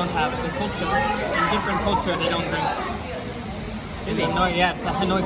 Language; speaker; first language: English; non-native, fluent; Vietnamese